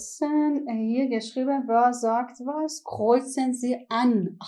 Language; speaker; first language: German; non-native, learner; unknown